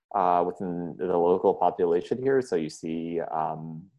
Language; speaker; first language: English; early bilingual, other home language; Indonesian